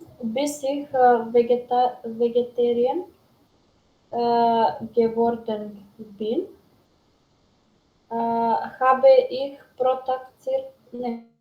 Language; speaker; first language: German; non-native, learner; Macedonian